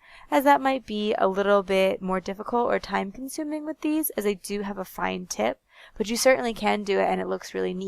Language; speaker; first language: English; native; English